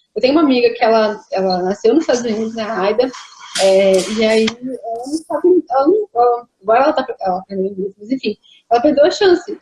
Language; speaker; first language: Portuguese; native; Portuguese